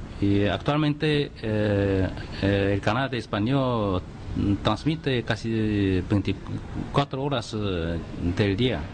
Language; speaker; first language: Spanish; non-native, fluent; Chinese